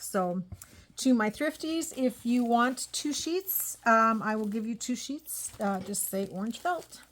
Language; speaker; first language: English; native; English